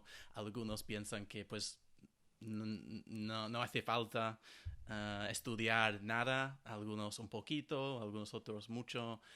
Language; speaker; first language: Spanish; non-native, fluent; English